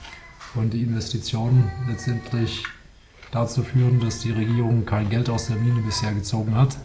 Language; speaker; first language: German; native; German